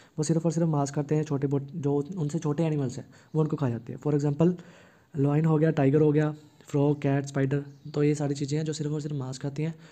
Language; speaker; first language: Hindi; native; Hindi